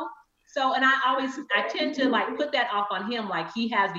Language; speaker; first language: English; native; English